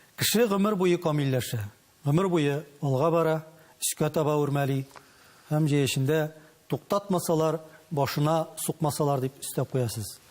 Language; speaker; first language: Tatar; native; Tatar